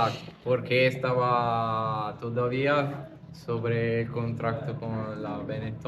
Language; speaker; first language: Spanish; non-native, learner; Italian